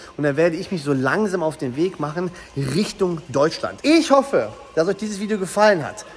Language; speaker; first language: German; native; German